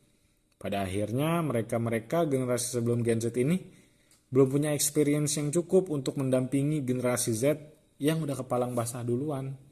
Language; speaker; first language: Indonesian; native; Indonesian